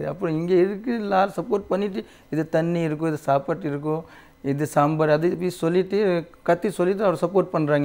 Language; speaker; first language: Tamil; non-native, local second language; Hindi